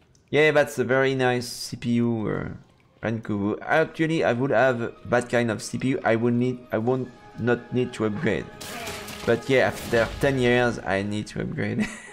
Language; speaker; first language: English; non-native, fluent; French